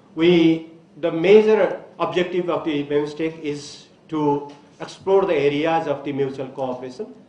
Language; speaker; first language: English; non-native, local second language; Nepali